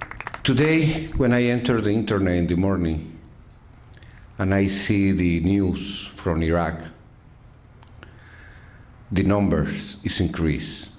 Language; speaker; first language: English; non-native, learner; Spanish